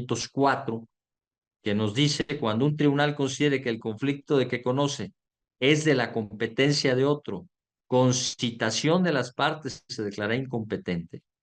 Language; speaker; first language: Spanish; native; Spanish